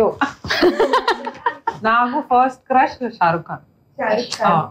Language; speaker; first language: Telugu; non-native, fluent; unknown